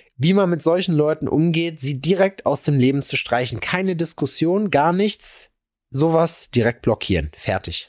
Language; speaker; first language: German; native; German